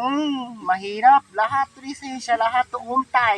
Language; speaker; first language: Filipino; non-native, learner; Japanese